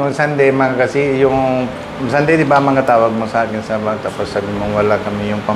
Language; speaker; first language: Filipino; non-native, learner; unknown